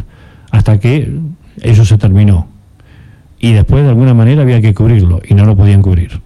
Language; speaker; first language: Spanish; native; Spanish